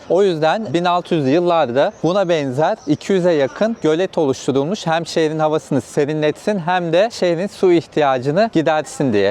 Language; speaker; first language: Turkish; native; Turkish